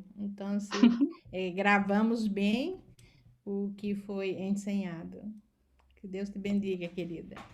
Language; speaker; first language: Portuguese; non-native, learner; Spanish